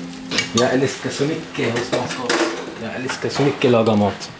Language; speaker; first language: Swedish; non-native, learner; Arabic